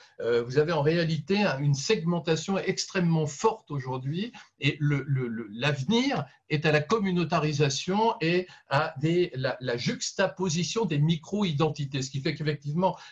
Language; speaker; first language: French; native; French